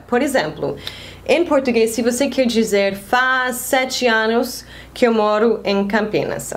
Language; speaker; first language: Portuguese; non-native, fluent; English